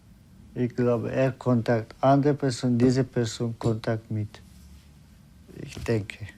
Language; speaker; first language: German; non-native, learner; Turkish